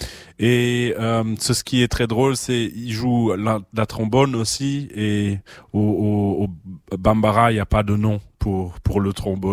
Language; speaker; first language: French; non-native, fluent; German